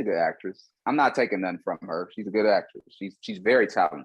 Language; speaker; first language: English; native; English